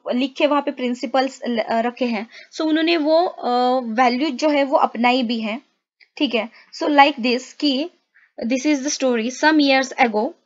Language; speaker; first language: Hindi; non-native, local second language; Marathi